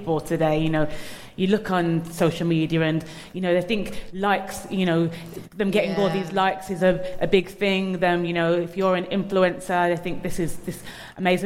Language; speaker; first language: English; native; English